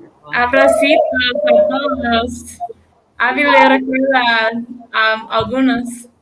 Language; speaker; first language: Spanish; non-native, learner; English